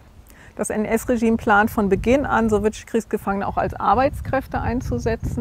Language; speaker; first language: German; native; German